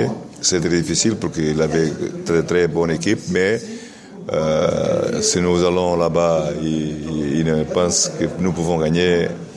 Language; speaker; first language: French; non-native, learner; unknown